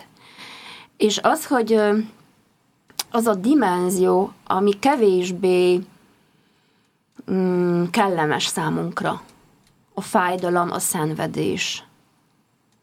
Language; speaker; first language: Hungarian; non-native, fluent; Polish